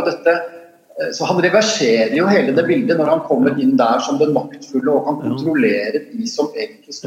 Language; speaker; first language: Norwegian; native; Norwegian